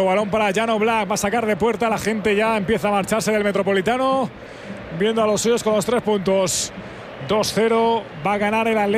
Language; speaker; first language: Spanish; native; Spanish